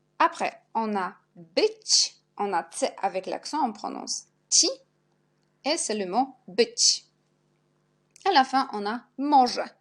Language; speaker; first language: French; non-native, fluent; Polish